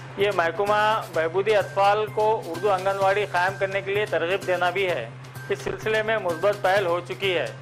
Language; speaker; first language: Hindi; non-native, local second language; Urdu